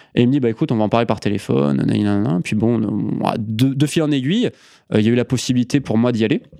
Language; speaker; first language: French; native; French